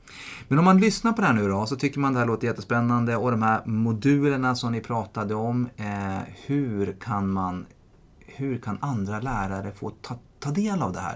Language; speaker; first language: Swedish; native; Swedish